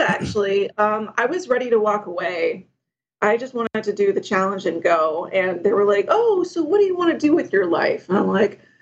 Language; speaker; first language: English; native; English